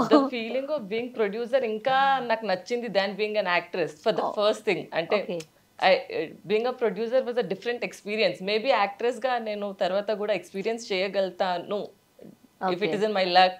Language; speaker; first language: Telugu; non-native, local second language; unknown